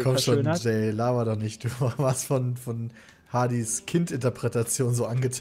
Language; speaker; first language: German; native; German